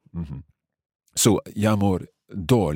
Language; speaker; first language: Swedish; non-native, learner; English